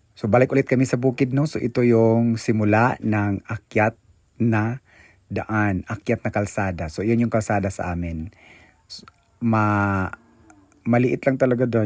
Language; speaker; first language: Filipino; non-native, local second language; Cebuano